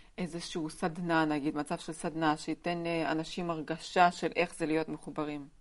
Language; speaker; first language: Hebrew; non-native, fluent; Russian